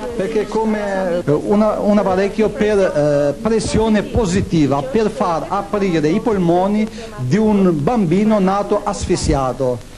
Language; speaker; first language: Italian; non-native, fluent; Albanian